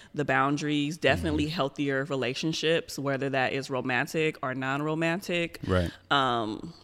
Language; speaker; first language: English; native; English